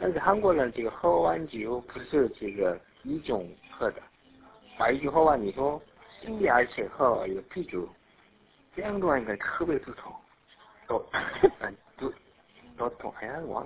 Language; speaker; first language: Chinese; non-native, learner; Korean